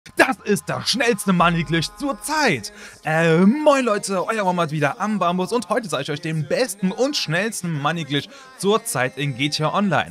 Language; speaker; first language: German; native; German